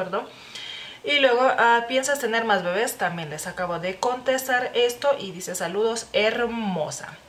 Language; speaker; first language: Spanish; non-native, fluent; Lithuanian